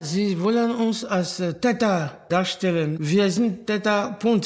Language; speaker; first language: German; non-native, learner; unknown